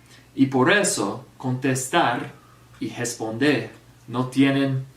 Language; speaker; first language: Spanish; non-native, fluent; English